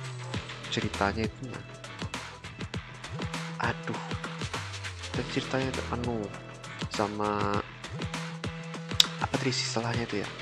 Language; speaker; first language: Indonesian; native; Indonesian